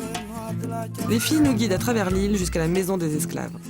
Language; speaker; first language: French; native; French